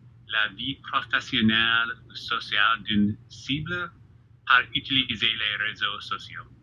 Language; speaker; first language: French; non-native, fluent; English